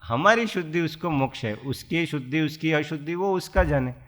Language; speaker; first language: Hindi; non-native, local second language; Gujarati